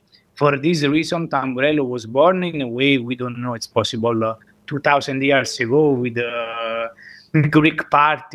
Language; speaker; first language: English; non-native, learner; Italian